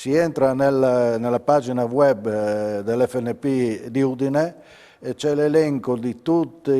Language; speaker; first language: Italian; native; Italian